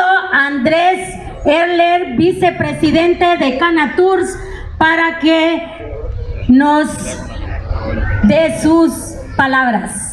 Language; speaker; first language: Spanish; native; Spanish